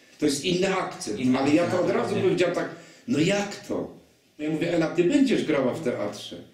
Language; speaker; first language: Polish; non-native, local second language; Kashubian